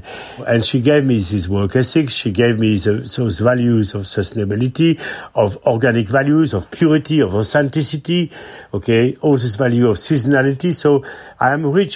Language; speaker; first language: English; non-native, fluent; French